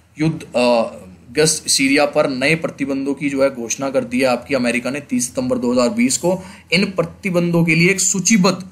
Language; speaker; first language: Hindi; native; Hindi